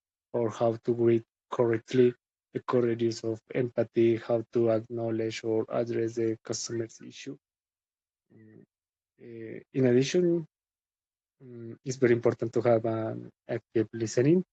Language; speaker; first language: English; non-native, learner; Spanish